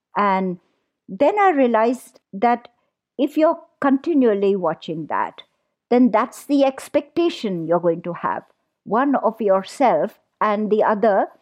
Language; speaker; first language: English; non-native, local second language; Punjabi